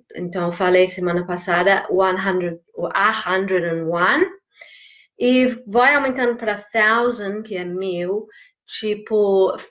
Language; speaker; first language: Portuguese; non-native, fluent; English